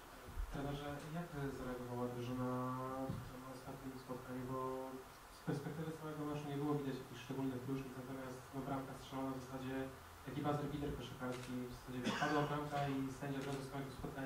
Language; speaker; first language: Polish; native; Polish